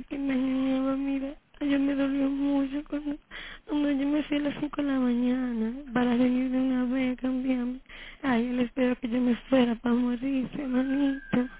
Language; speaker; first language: Spanish; native; Spanish